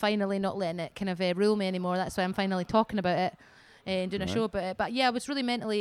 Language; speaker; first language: English; native; English